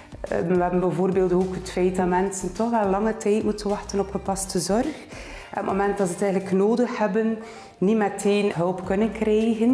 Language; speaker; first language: Dutch; native; Dutch